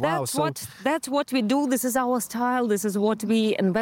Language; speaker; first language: English; non-native, fluent; Russian